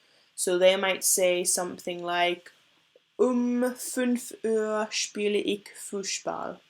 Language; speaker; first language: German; non-native, fluent; English